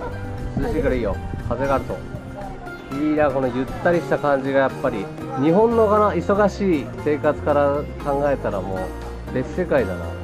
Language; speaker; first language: Japanese; native; Japanese